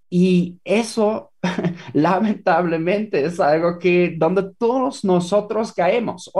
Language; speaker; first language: Spanish; non-native, fluent; German